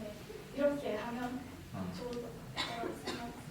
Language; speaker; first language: Korean; non-native, learner; Russian